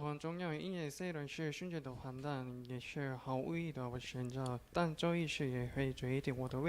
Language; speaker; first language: Chinese; non-native, learner; Korean